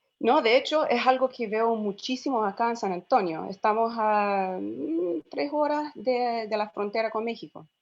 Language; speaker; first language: Spanish; non-native, fluent; English